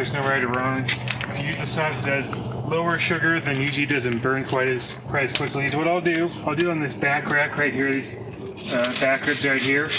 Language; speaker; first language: English; native; English